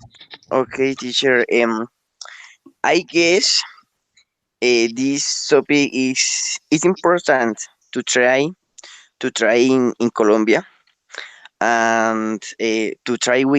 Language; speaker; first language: English; non-native, learner; Spanish